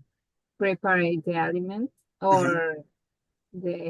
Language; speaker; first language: English; non-native, learner; Spanish